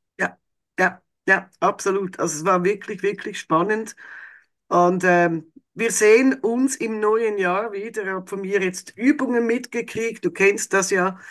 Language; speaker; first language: German; native; German